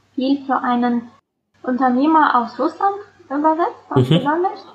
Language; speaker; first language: German; non-native, fluent; Russian